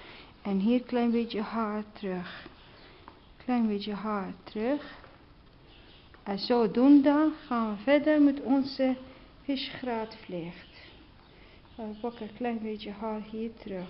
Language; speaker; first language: Dutch; non-native, learner; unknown